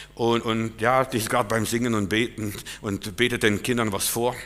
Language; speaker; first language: German; non-native, fluent; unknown